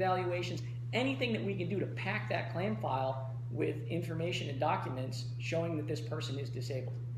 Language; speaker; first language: English; native; English